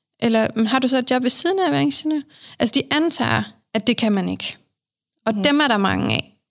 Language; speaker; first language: Danish; native; Danish